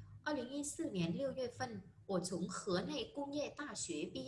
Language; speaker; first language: Chinese; non-native, fluent; Vietnamese